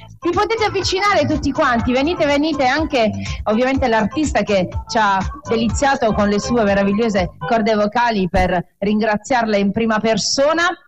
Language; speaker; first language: Italian; native; Italian